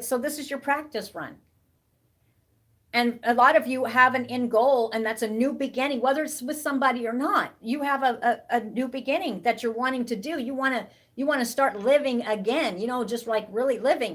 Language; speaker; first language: English; native; English